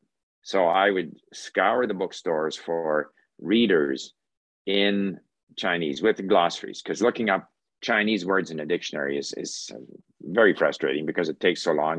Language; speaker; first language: English; early bilingual, other home language; Swedish